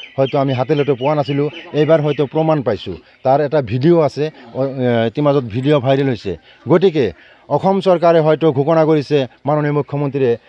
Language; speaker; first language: Assamese; non-native, local second language; Bangla